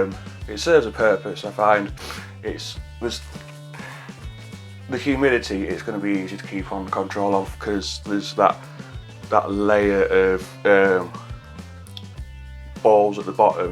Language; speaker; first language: English; native; English